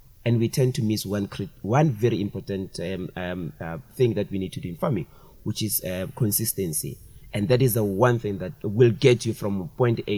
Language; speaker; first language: English; non-native, local second language; Tswana